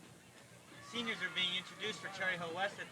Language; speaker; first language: English; native; English